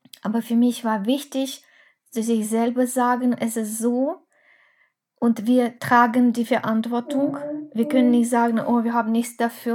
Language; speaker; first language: German; non-native, fluent; Russian